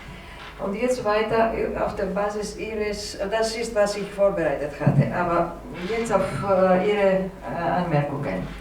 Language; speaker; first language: German; non-native, fluent; Greek